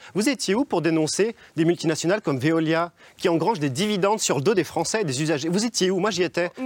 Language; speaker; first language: French; native; French